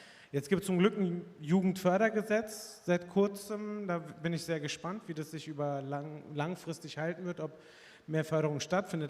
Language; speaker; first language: German; early bilingual, other home language; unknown